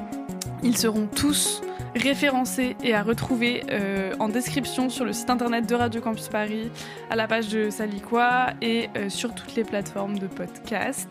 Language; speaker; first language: French; native; French